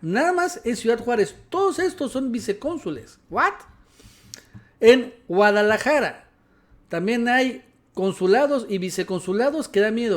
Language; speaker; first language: Spanish; native; Spanish